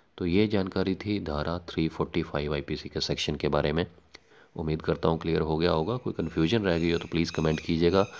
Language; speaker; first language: Hindi; non-native, local second language; Punjabi